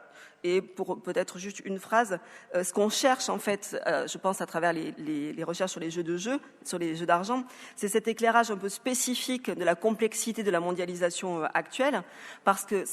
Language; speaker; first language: French; native; French